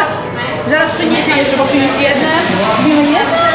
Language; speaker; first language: Polish; native; Polish